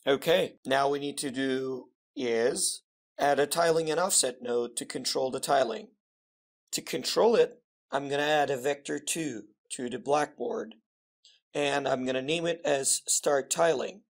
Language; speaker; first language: English; non-native, fluent; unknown